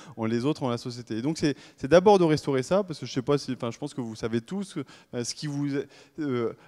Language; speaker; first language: French; native; French